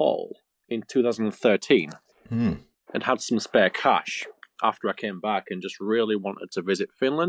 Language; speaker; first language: English; native; English